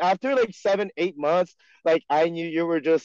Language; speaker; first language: English; non-native, fluent; French